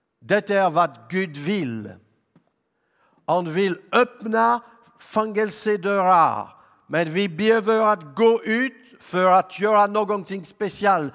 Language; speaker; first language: Swedish; non-native, learner; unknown